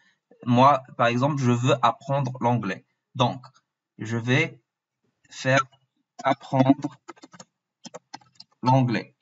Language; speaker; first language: French; non-native, local second language; Arabic